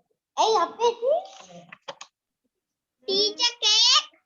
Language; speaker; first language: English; non-native, learner; Sinhala